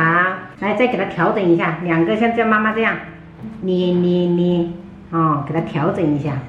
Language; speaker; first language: Chinese; native; Chinese